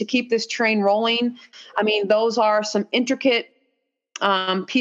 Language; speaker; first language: English; native; English